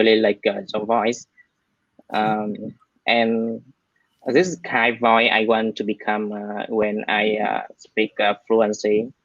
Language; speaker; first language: English; non-native, learner; Vietnamese